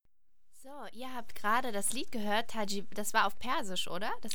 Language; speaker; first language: German; native; German